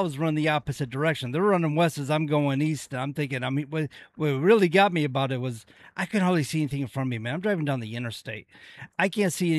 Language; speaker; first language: English; native; English